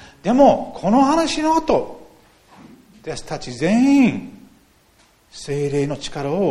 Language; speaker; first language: Japanese; non-native, fluent; English